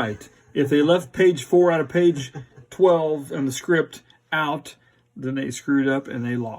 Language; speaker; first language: English; native; English